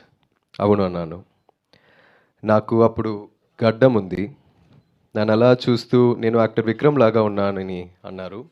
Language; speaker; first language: Telugu; non-native, local second language; Tamil